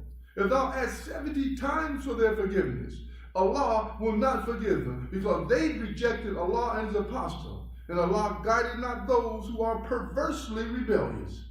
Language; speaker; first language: English; native; English